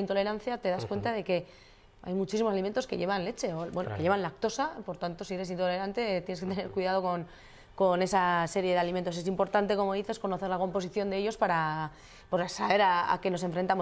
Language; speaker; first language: Spanish; native; Spanish